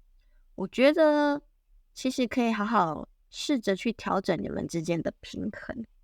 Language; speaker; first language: Chinese; native; Chinese